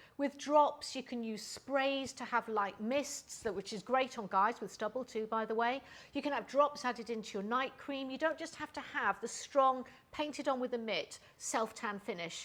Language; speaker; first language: English; native; English